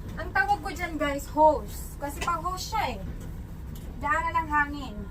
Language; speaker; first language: Filipino; non-native, local second language; Waray